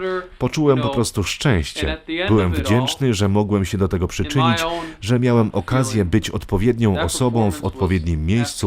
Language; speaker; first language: Polish; non-native, fluent; English